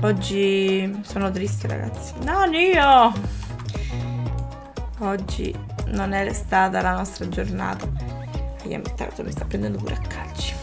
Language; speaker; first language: Italian; native; Italian